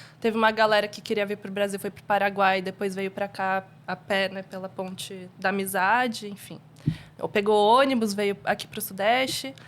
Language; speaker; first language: Portuguese; native; Portuguese